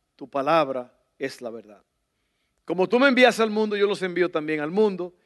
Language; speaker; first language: Spanish; native; Spanish